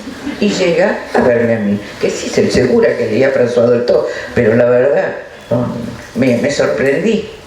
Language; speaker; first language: Spanish; native; Spanish